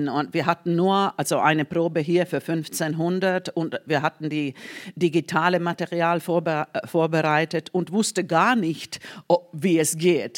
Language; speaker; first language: German; non-native, fluent; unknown